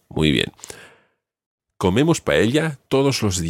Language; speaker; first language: Spanish; non-native, fluent; English